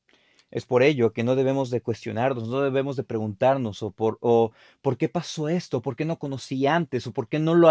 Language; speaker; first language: Spanish; native; Spanish